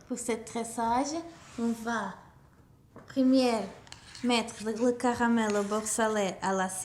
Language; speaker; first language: French; non-native, learner; Portuguese